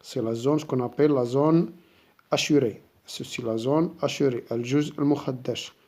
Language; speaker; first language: French; non-native, local second language; Arabic